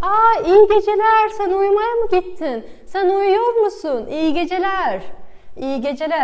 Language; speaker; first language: Turkish; non-native, fluent; Kazakh